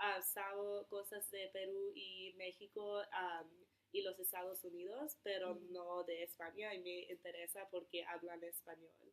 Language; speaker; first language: Spanish; non-native, learner; English